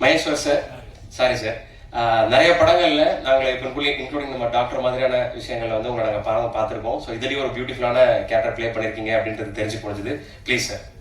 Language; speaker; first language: Tamil; native; Tamil